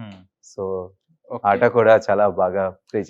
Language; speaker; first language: Telugu; non-native, local second language; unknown